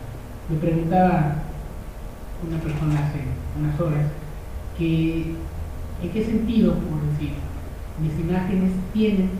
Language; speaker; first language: Spanish; native; Spanish